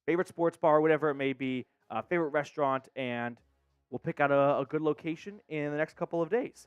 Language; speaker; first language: English; native; English